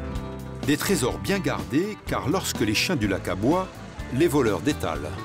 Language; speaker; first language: French; native; French